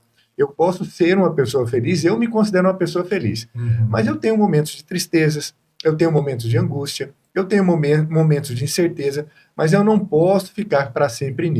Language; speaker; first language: Portuguese; native; Portuguese